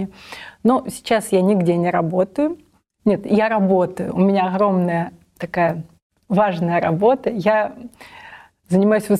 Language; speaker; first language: Russian; native; Russian